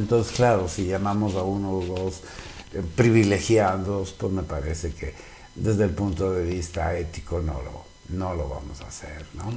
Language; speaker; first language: Spanish; native; Spanish